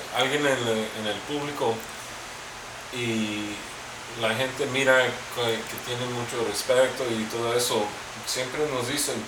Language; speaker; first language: Spanish; early bilingual, heritage; Spanish